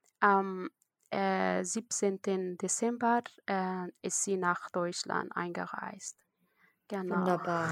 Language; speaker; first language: German; non-native, learner; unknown